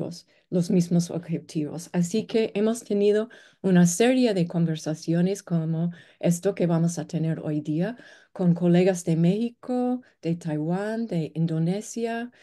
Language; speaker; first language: Spanish; non-native, fluent; English